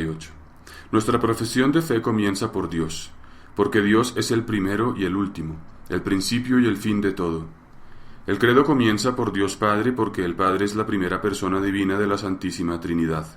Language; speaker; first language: Spanish; native; Spanish